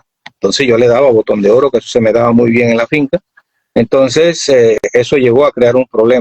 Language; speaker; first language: Spanish; native; Spanish